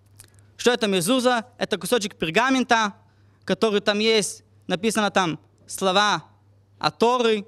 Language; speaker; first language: Russian; non-native, fluent; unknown